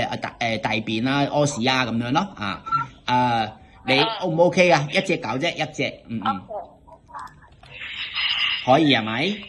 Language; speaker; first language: Cantonese; native; Cantonese